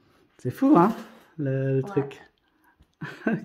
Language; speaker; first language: French; native; French